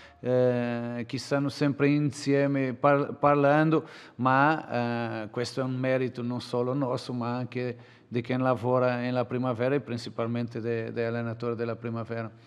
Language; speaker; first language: Italian; non-native, learner; Portuguese